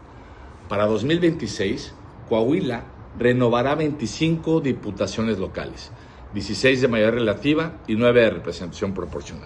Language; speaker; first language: Spanish; native; Spanish